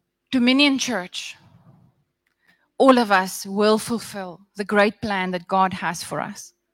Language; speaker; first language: English; non-native, local second language; Afrikaans